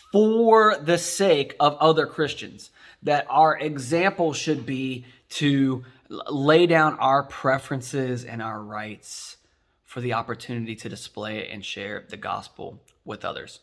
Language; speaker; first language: English; native; English